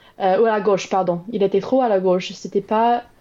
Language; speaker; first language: French; non-native, learner; English